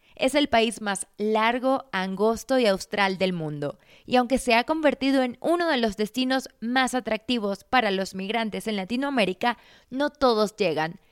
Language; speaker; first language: Spanish; native; Spanish